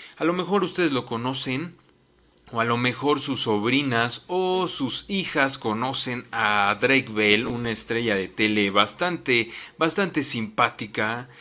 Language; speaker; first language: Spanish; native; Spanish